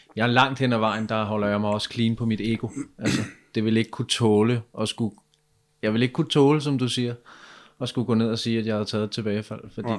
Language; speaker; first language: Danish; native; Danish